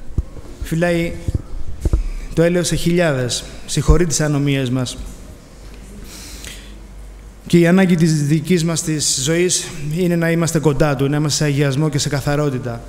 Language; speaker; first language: Greek; native; Greek